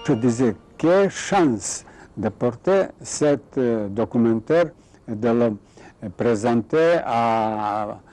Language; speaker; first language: French; non-native, fluent; Serbian